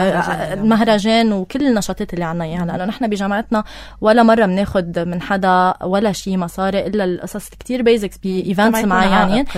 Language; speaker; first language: Arabic; native; Arabic